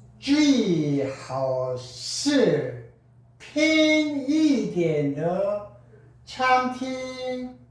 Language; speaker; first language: Chinese; non-native, learner; Korean